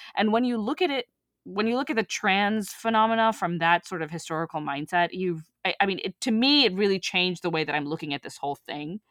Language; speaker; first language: English; early bilingual, other home language; Urdu